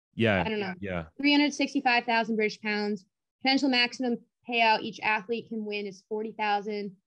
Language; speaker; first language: English; native; English